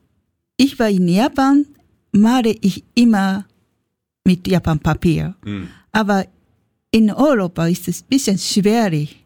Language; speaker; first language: German; non-native, learner; Japanese